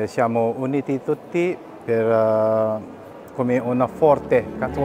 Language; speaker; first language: Italian; non-native, learner; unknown